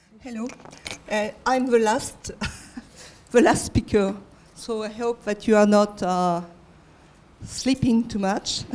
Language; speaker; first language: English; non-native, fluent; French